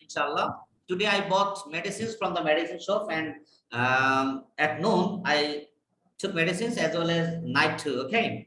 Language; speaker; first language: English; non-native, fluent; Bangla